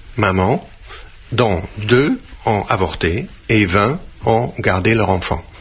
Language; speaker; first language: French; non-native, fluent; German